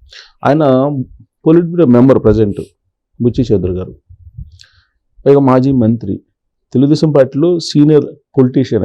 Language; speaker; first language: Telugu; native; Telugu